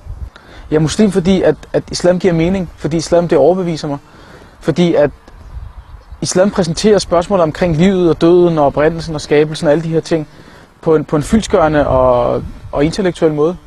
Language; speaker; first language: Danish; native; Danish